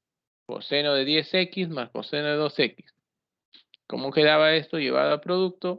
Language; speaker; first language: Spanish; native; Spanish